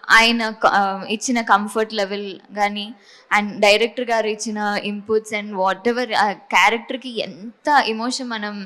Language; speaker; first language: Telugu; non-native, fluent; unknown